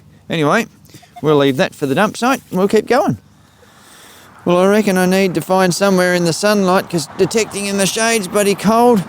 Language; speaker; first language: English; native; English